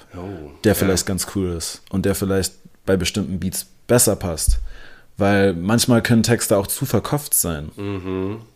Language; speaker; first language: German; non-native, local second language; English